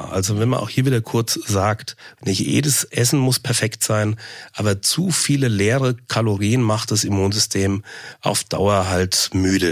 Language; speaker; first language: German; native; German